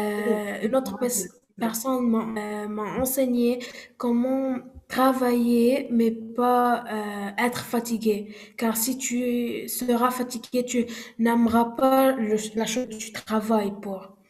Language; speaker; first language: French; non-native, learner; Arabic